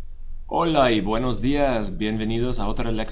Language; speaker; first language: Spanish; non-native, fluent; English